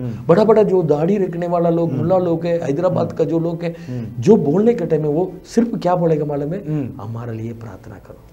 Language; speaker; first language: Hindi; non-native, local second language; Tamil